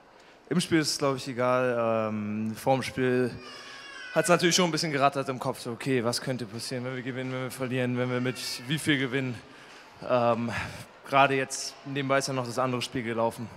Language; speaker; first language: German; native; German